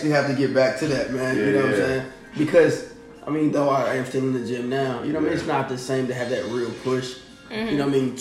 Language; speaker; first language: English; native; English